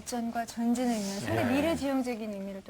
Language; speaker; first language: Korean; native; Korean